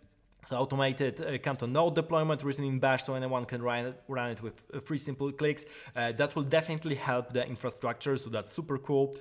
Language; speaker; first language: English; non-native, fluent; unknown